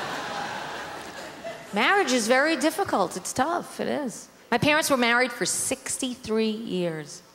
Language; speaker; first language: English; native; English